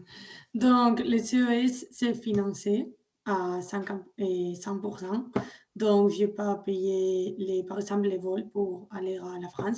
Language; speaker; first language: French; non-native, learner; Spanish